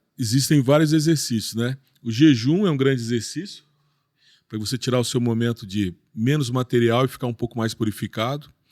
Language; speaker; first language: Portuguese; native; Portuguese